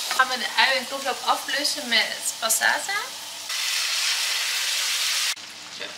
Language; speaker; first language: Dutch; native; Dutch